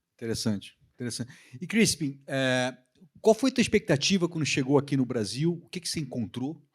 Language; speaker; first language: Portuguese; native; Portuguese